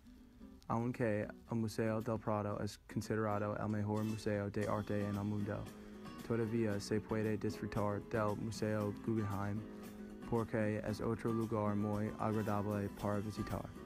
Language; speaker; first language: Spanish; non-native, learner; English